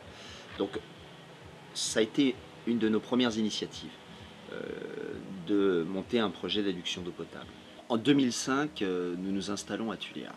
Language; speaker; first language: French; native; French